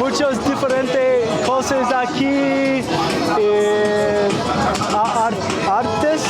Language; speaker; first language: Spanish; non-native, learner; English